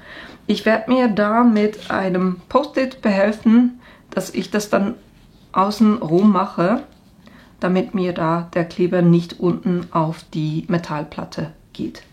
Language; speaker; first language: German; native; German